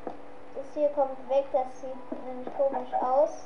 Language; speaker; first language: German; native; German